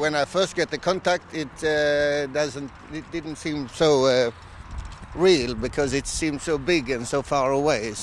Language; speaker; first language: English; non-native, learner; Swedish